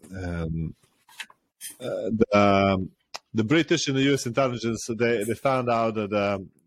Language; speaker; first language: English; non-native, fluent; Serbian